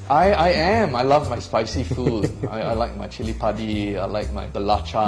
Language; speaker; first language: English; native; English